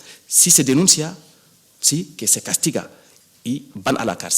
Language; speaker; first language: Spanish; non-native, fluent; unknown